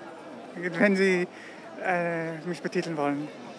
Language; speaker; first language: German; non-native, fluent; Hebrew